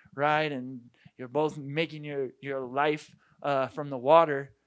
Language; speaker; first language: English; native; English